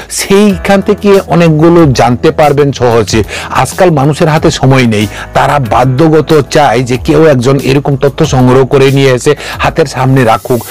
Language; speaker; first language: Bangla; non-native, local second language; Kok Borok